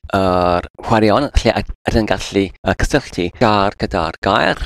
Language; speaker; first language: Welsh; non-native, learner; English